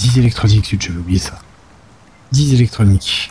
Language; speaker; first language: French; native; French